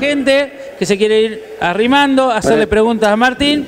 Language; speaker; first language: Spanish; native; Spanish